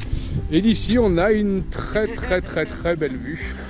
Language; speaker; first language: French; native; French